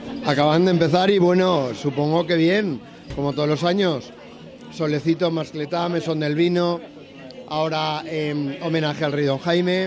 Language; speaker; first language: Spanish; native; Spanish